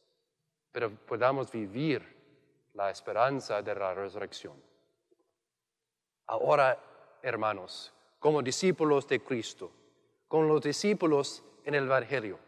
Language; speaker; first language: Spanish; non-native, learner; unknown